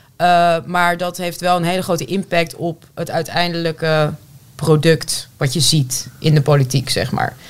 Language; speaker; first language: Dutch; non-native, fluent; Turkish